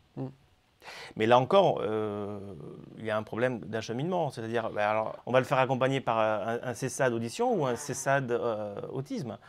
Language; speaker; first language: French; native; French